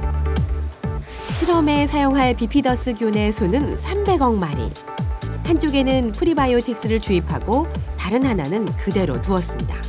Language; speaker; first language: Korean; native; Korean